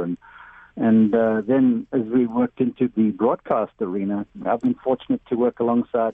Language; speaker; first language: English; native; English